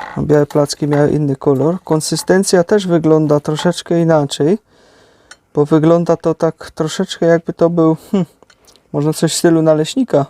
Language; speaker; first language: Polish; native; Polish